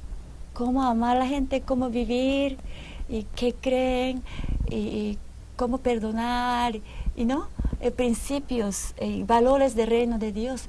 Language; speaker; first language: Spanish; non-native, fluent; Japanese